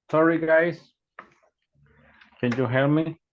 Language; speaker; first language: English; non-native, learner; Spanish